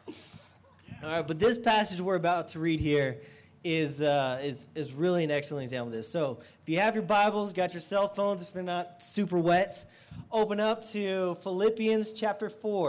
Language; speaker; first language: English; native; English